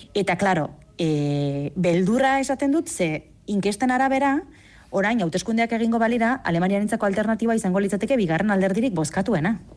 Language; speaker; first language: Basque; native; Basque